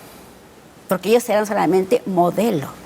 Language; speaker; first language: Spanish; native; Spanish